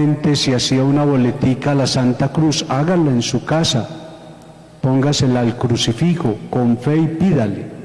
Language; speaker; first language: Spanish; native; Spanish